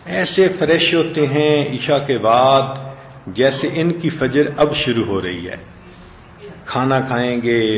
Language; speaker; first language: Urdu; non-native, local second language; Punjabi